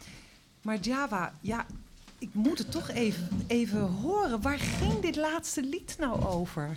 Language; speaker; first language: Dutch; native; Dutch